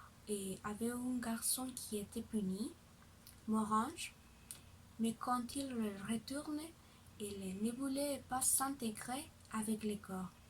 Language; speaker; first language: French; non-native, learner; Spanish